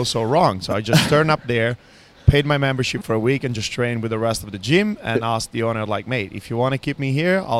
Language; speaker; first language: English; non-native, fluent; Italian